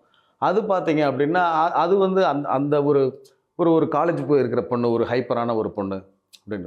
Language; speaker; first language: Tamil; native; Tamil